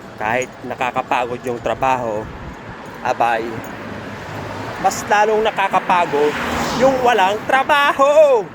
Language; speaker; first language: Filipino; non-native, local second language; Bikol